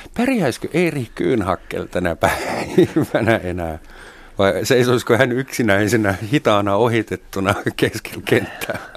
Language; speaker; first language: Finnish; non-native, fluent; German